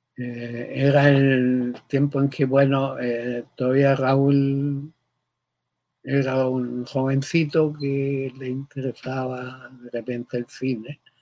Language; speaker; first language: Spanish; early bilingual, other home language; German